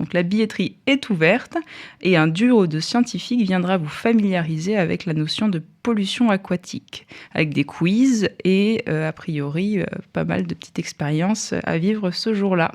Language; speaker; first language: French; native; French